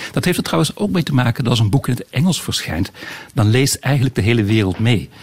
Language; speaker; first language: Dutch; native; Dutch